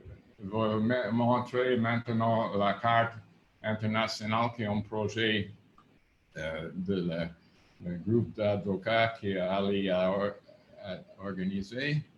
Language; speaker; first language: French; non-native, fluent; English